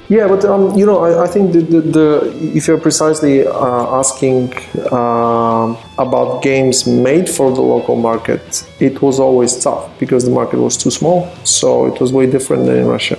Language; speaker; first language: English; non-native, fluent; Polish